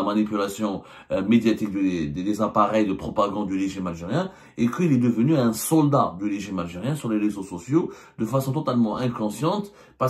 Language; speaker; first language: French; non-native, local second language; Arabic